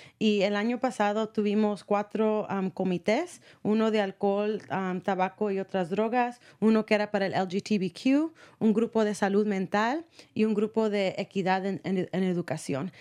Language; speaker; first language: Spanish; early bilingual, heritage; Spanish